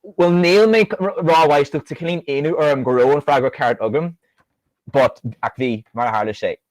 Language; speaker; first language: Irish; native; Irish